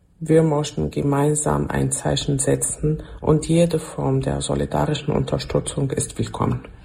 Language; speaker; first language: German; non-native, fluent; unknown